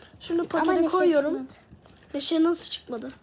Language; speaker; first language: Turkish; native; Turkish